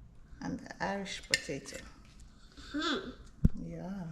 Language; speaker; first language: English; non-native, local second language; Jamaican Creole English